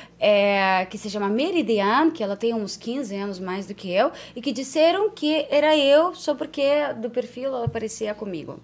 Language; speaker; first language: Portuguese; non-native, fluent; Ukrainian